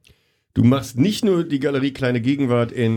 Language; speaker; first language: German; native; German